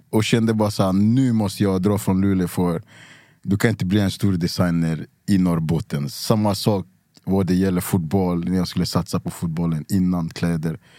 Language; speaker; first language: Swedish; early bilingual, other home language; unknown